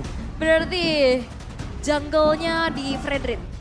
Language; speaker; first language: Indonesian; native; Indonesian